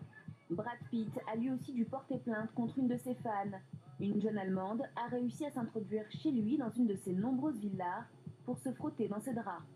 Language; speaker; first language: French; native; French